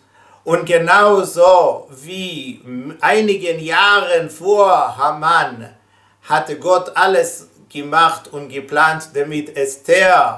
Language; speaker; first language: German; non-native, fluent; Hebrew